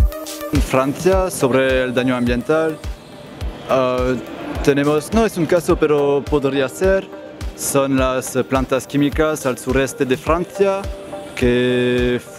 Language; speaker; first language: Spanish; non-native, learner; French